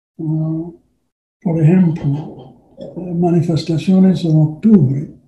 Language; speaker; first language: Spanish; non-native, learner; English